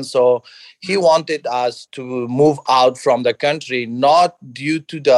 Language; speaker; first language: English; non-native, fluent; Persian